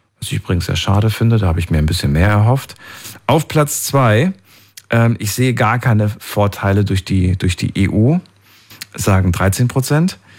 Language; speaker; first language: German; native; German